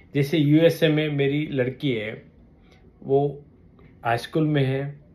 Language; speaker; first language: Hindi; non-native, local second language; Gujarati